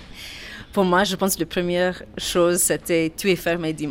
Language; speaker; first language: French; non-native, learner; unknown